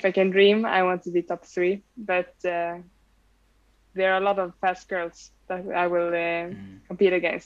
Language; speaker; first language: English; non-native, fluent; Swedish